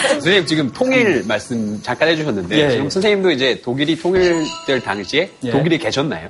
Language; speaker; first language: Korean; non-native, fluent; German